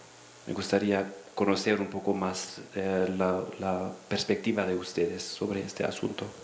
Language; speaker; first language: Spanish; non-native, fluent; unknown